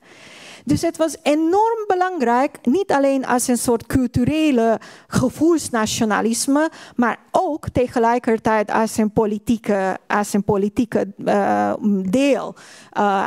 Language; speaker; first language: Dutch; non-native, fluent; Hungarian